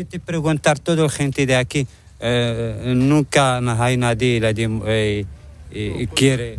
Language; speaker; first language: Spanish; non-native, learner; Arabic